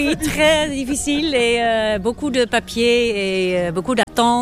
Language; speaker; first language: French; non-native, fluent; Dutch